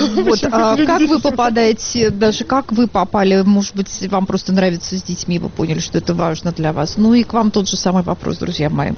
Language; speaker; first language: Russian; native; Russian